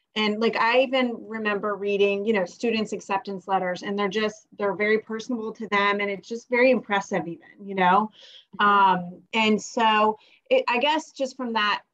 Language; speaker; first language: English; native; English